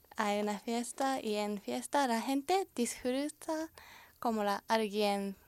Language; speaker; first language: Spanish; non-native, learner; Japanese